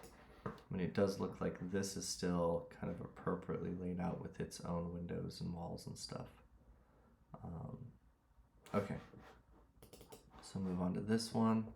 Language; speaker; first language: English; native; English